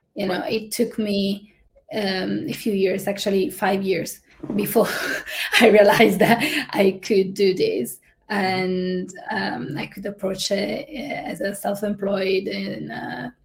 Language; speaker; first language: English; non-native, fluent; Italian